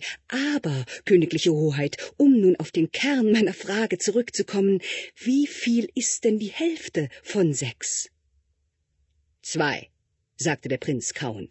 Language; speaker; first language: German; native; German